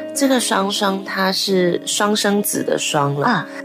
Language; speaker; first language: Chinese; non-native, local second language; Hakka Chinese